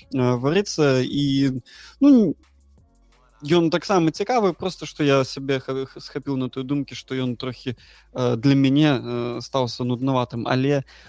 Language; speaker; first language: Belarusian; non-native, local second language; Russian